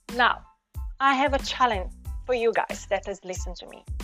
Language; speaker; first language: English; non-native, fluent; Portuguese